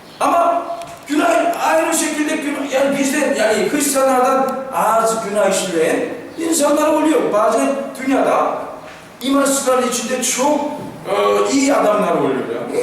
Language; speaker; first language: Turkish; non-native, fluent; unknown